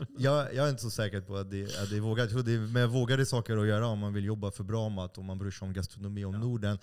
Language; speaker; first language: Swedish; non-native, fluent; French